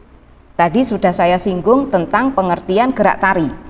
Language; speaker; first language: Malay; native; Malay